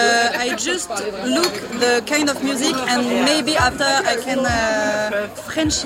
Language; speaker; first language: English; non-native, learner; French